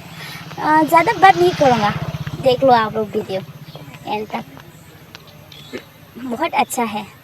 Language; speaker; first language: Hindi; non-native, local second language; Bodo